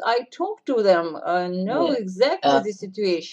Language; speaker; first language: English; non-native, fluent; Russian